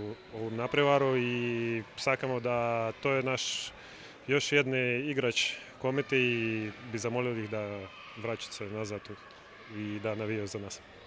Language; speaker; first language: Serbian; non-native, learner; Russian